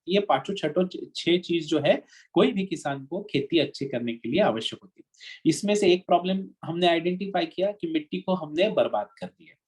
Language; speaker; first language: Hindi; non-native, local second language; Marathi